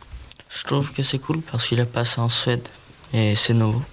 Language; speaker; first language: French; non-native, learner; Swedish